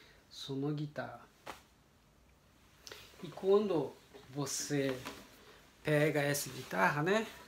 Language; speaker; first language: Portuguese; non-native, learner; Japanese